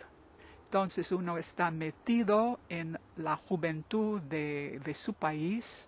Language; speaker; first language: Spanish; non-native, fluent; English